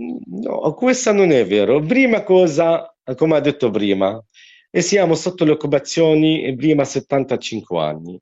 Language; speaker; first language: Italian; non-native, learner; Arabic